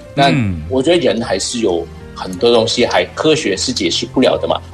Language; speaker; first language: Chinese; non-native, local second language; Cantonese